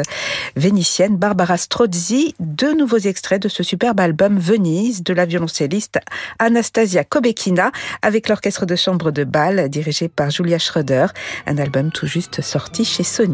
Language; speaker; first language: French; native; French